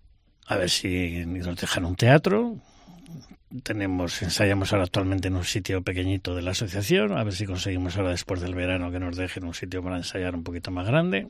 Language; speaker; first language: Spanish; native; Spanish